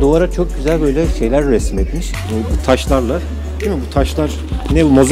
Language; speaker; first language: Turkish; native; Turkish